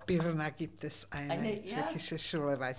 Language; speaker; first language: German; non-native, fluent; Czech